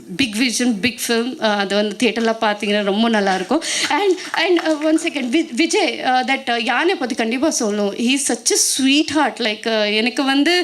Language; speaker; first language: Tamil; non-native, learner; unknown